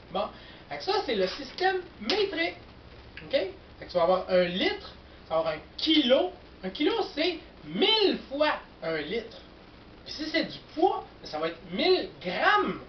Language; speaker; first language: French; native; French